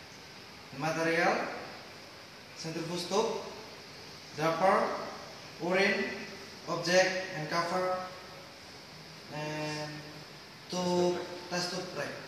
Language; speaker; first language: English; non-native, learner; Indonesian